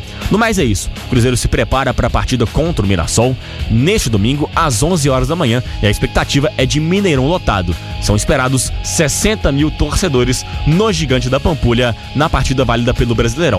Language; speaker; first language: Portuguese; native; Portuguese